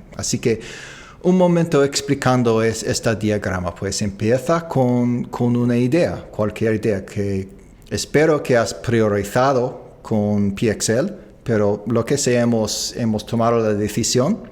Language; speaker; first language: Spanish; non-native, fluent; English